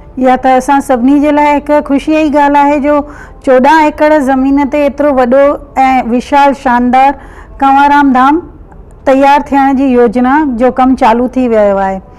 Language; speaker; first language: Sindhi; early bilingual, heritage; Sindhi